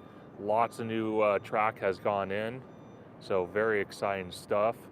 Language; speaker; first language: English; native; English